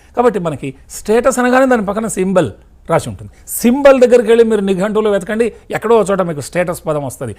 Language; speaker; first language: Telugu; native; Telugu